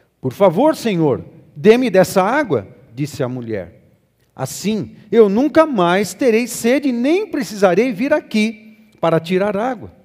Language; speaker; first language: Portuguese; native; Portuguese